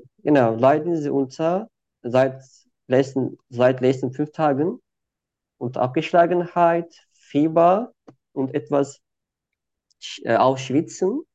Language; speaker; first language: German; non-native, fluent; Turkish